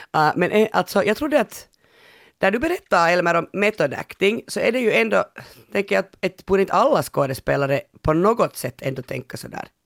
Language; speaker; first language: Swedish; native; Swedish